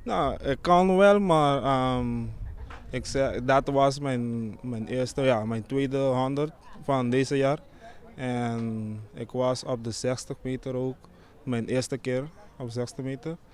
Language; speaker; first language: Dutch; non-native, local second language; Papiamento